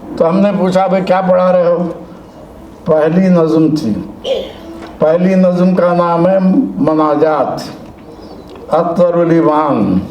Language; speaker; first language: Urdu; native; Urdu